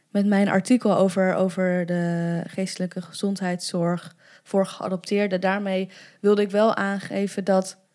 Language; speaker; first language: Dutch; native; Dutch